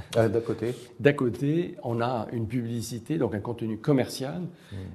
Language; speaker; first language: French; non-native, local second language; Arabic